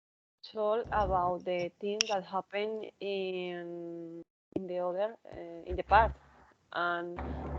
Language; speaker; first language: English; non-native, learner; Spanish